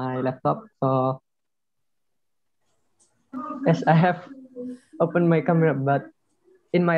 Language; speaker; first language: English; non-native, learner; Indonesian